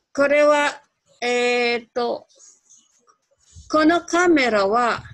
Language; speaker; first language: Japanese; non-native, fluent; Filipino